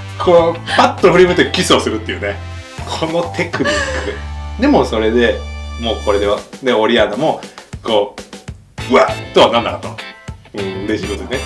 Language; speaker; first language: Japanese; native; Japanese